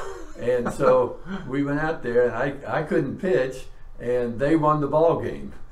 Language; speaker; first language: English; native; English